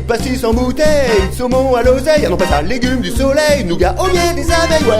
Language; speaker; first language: French; native; French